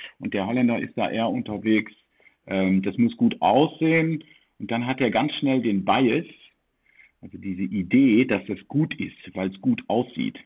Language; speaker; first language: German; early bilingual, heritage; German